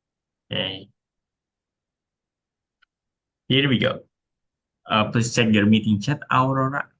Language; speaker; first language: English; non-native, learner; Indonesian